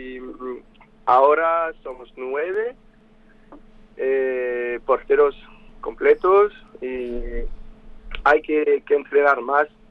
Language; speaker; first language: Spanish; non-native, fluent; French